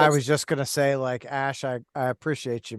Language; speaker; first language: English; native; English